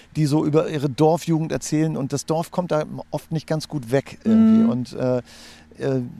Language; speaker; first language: German; native; German